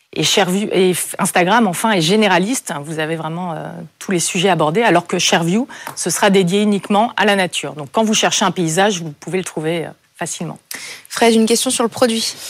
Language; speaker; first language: French; native; French